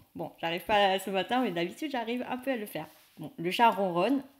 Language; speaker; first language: French; non-native, fluent; Vietnamese